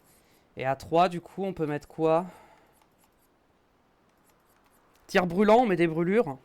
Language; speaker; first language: French; native; French